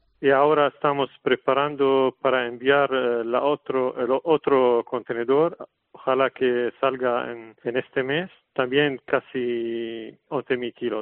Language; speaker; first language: Spanish; non-native, learner; Arabic